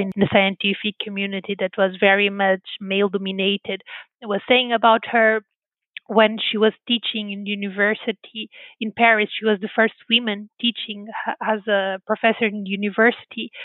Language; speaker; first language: English; non-native, fluent; Portuguese